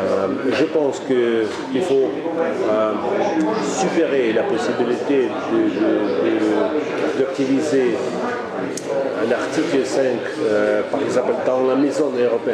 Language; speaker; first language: French; non-native, fluent; Russian